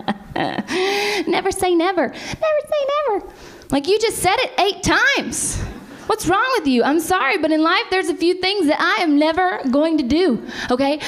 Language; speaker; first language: English; native; English